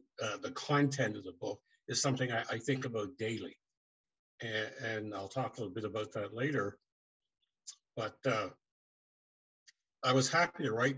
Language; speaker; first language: English; native; English